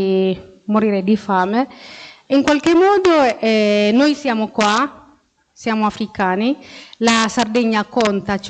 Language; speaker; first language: Italian; non-native, fluent; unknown